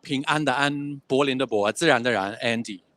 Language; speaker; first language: Chinese; non-native, fluent; English